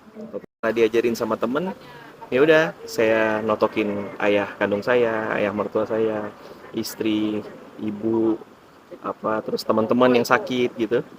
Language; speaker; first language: Indonesian; native; Indonesian